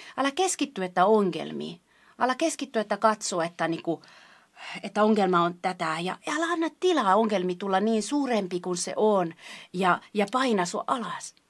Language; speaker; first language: Finnish; non-native, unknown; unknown